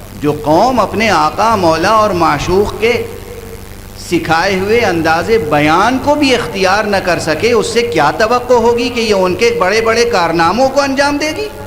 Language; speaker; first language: Urdu; native; Urdu